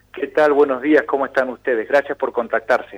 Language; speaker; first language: Spanish; native; Spanish